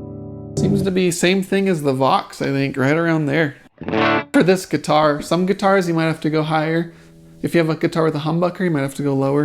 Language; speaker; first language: English; native; English